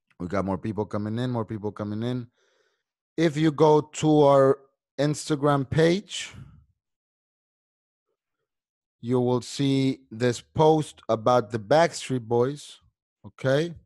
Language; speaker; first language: English; non-native, fluent; Spanish